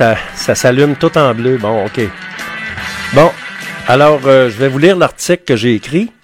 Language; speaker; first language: French; native; French